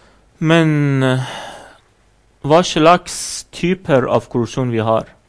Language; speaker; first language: Swedish; non-native, fluent; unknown